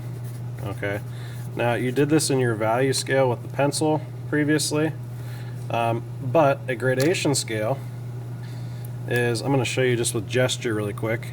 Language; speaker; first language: English; native; English